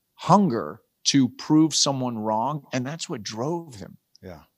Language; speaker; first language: English; native; English